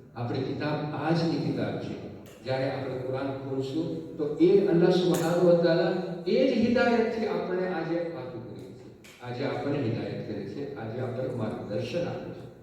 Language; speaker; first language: Gujarati; early bilingual, heritage; Gujarati